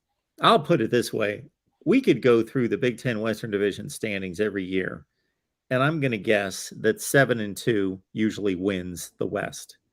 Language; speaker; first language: English; native; English